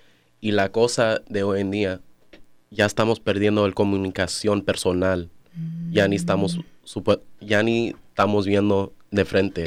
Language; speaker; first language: Spanish; early bilingual, other home language; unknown